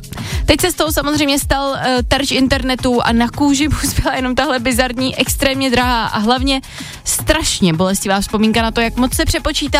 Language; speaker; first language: Czech; native; Czech